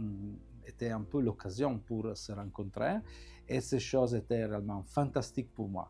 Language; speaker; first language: French; non-native, fluent; Italian